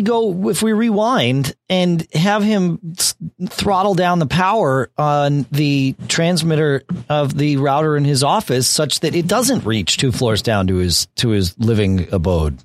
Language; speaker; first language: English; native; English